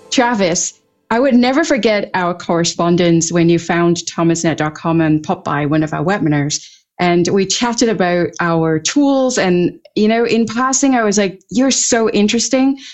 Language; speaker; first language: English; non-native, local second language; Cantonese